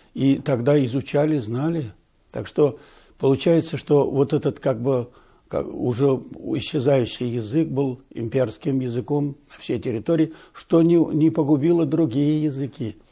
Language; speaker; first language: Russian; non-native, local second language; Tatar